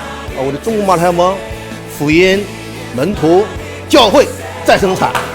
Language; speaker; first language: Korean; non-native, learner; Chinese